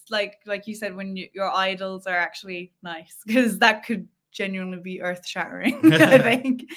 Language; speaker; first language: English; native; English